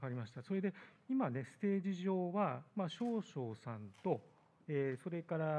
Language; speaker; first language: Japanese; native; Japanese